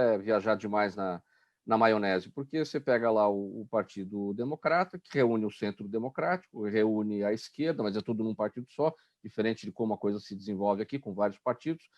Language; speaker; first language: Portuguese; native; Portuguese